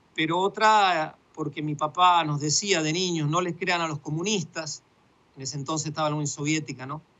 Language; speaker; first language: Spanish; native; Spanish